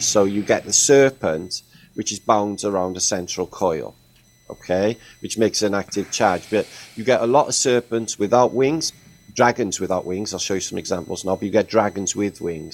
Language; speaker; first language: English; native; English